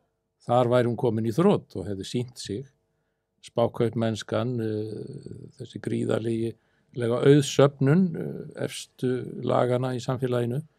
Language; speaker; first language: Icelandic; native; Icelandic